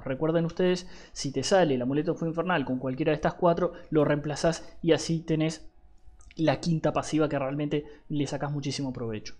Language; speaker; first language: Spanish; native; Spanish